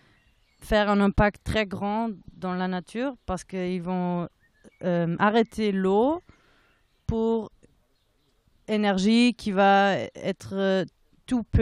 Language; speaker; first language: French; non-native, fluent; German